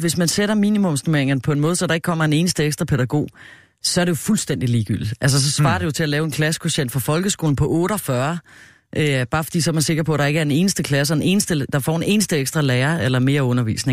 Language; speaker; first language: Danish; native; Danish